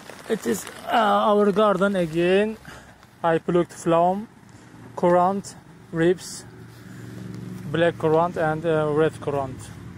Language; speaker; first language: English; non-native, learner; Turkish